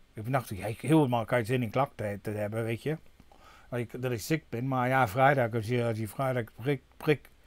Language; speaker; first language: Dutch; non-native, fluent; English